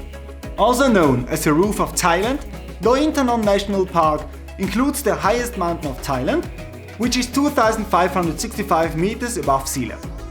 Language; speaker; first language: English; non-native, fluent; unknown